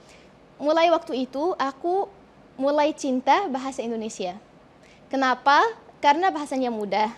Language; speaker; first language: Indonesian; non-native, fluent; Arabic